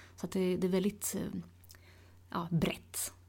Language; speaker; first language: Swedish; early bilingual, other home language; Tigrinya